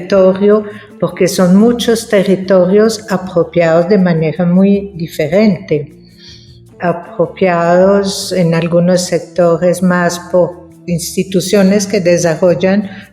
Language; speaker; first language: Spanish; non-native, fluent; French